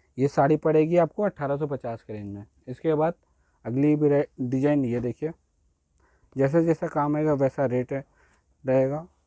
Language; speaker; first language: Hindi; native; Hindi